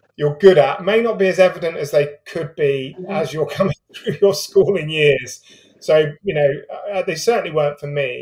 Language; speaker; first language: English; native; English